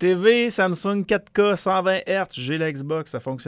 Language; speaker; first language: French; native; French